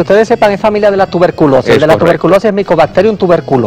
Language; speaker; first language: Spanish; native; Spanish